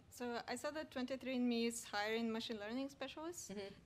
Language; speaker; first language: English; non-native, fluent; Spanish